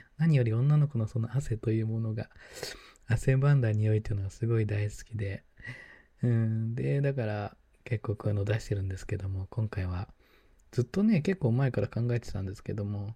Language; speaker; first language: Japanese; native; Japanese